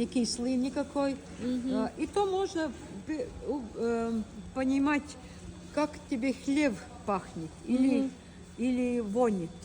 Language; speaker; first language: Russian; non-native, local second language; Latvian